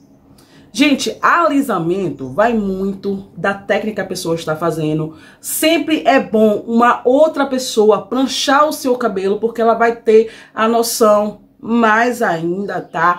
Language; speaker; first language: Portuguese; native; Portuguese